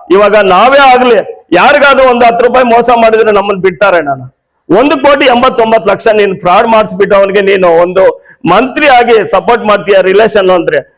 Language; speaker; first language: Kannada; native; Kannada